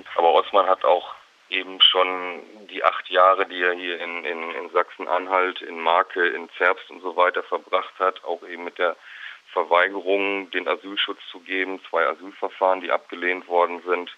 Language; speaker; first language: German; native; German